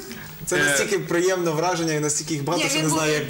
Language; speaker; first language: Ukrainian; native; Ukrainian